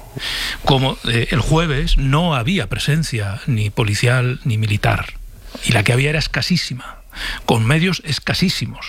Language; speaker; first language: Spanish; native; Spanish